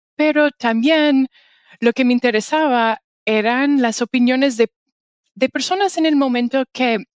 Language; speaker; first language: Spanish; non-native, fluent; English